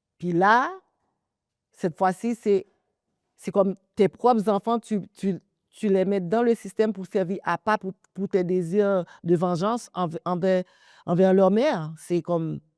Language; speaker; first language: French; early bilingual, other home language; Haitian Creole